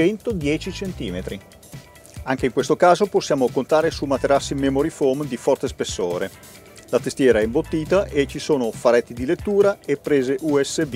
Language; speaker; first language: Italian; native; Italian